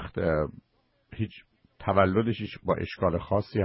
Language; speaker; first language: Persian; native; Persian